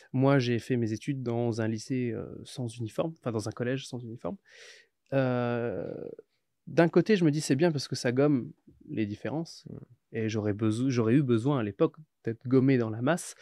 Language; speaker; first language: French; native; French